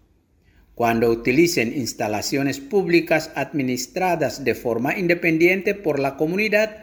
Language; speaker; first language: Spanish; non-native, fluent; Indonesian